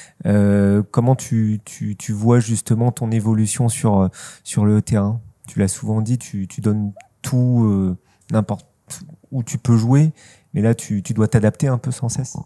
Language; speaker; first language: French; native; French